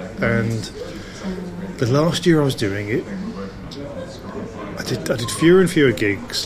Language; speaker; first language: English; native; English